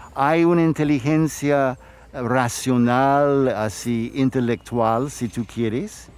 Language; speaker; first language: Spanish; non-native, fluent; English